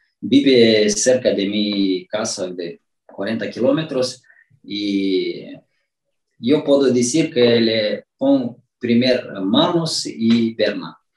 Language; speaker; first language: Spanish; non-native, learner; Romanian